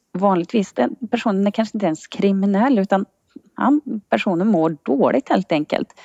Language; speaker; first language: Swedish; native; Swedish